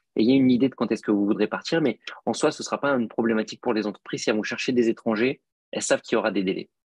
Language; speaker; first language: French; native; French